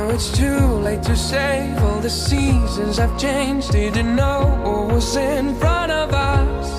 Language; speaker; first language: English; non-native, fluent; Norwegian